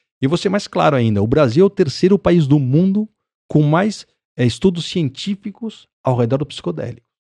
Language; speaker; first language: Portuguese; early bilingual, other home language; Spanish